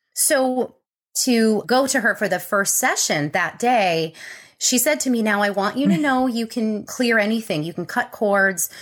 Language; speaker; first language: English; native; English